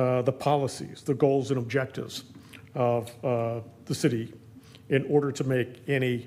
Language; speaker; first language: English; native; English